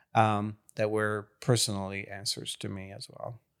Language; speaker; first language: English; non-native, fluent; Hungarian